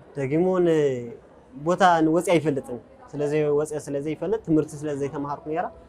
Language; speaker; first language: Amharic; non-native, local second language; Tigrinya